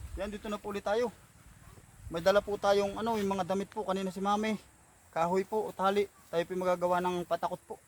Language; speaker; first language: Filipino; native; Filipino